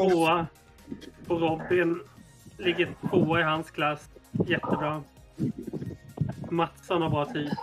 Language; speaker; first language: Swedish; native; Swedish